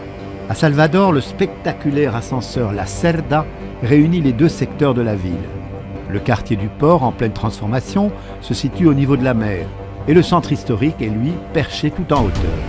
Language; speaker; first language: French; native; French